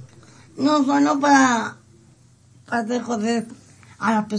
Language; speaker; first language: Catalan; non-native, learner; Spanish